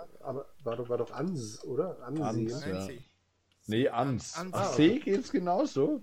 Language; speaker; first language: German; native; German